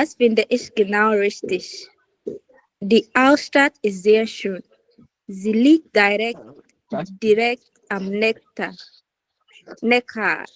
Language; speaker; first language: German; non-native, learner; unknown